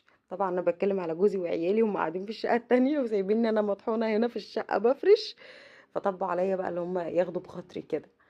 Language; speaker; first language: Arabic; native; Arabic